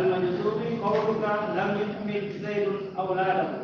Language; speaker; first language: Arabic; non-native, learner; Indonesian